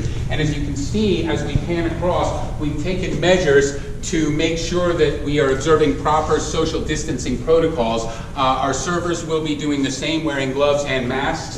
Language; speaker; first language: English; native; English